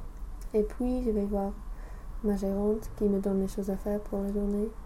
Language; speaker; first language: French; non-native, fluent; English